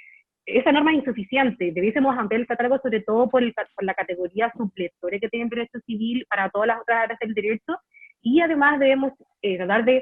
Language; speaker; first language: Spanish; native; Spanish